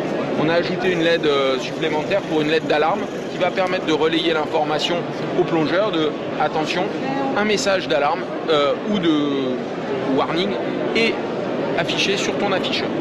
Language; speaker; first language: French; native; French